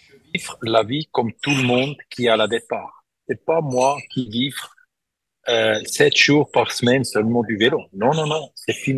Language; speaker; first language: French; non-native, learner; German